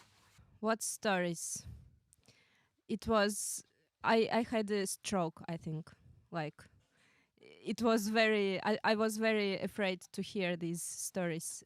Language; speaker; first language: English; non-native, fluent; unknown